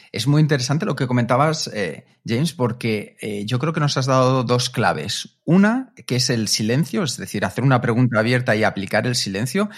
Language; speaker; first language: Spanish; native; Spanish